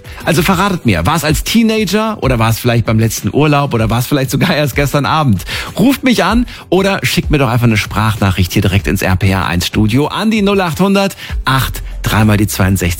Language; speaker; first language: German; native; German